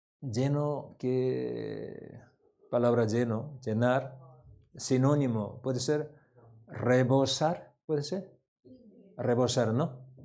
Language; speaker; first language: Spanish; non-native, learner; Korean